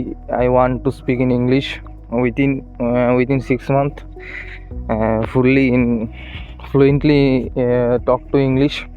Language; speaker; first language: English; non-native, learner; Hindi